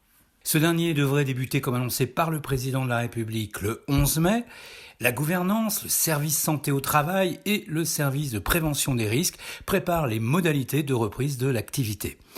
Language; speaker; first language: French; native; French